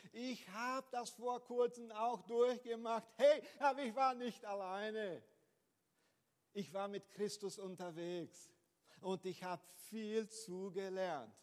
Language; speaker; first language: German; non-native, fluent; Portuguese